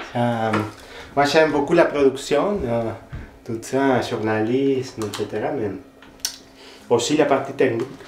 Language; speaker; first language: French; non-native, fluent; Spanish